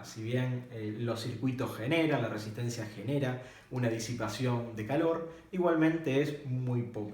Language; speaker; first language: Spanish; native; Spanish